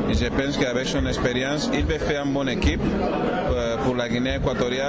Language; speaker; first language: French; non-native, learner; Spanish